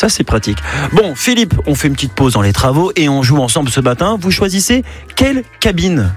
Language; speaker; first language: French; native; French